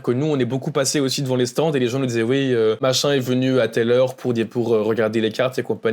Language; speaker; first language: French; native; French